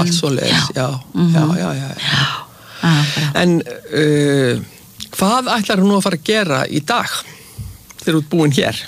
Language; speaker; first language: Icelandic; native; Icelandic